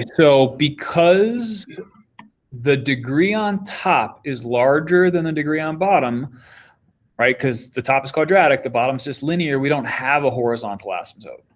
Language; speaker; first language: English; native; English